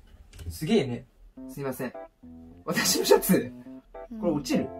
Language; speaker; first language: Japanese; native; Japanese